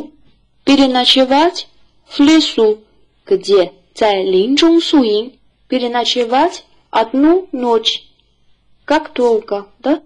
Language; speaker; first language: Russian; non-native, fluent; Chinese